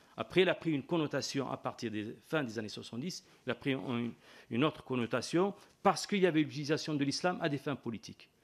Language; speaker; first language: French; non-native, local second language; Arabic